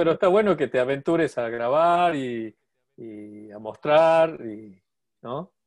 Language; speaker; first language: Spanish; native; Spanish